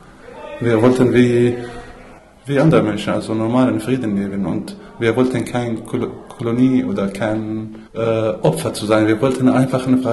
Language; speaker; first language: German; non-native, fluent; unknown